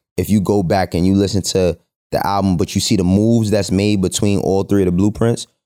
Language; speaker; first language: English; native; English